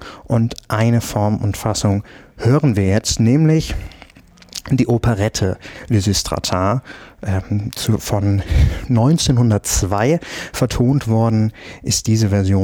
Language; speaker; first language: German; native; German